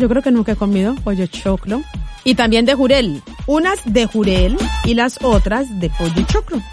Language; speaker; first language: Spanish; native; Spanish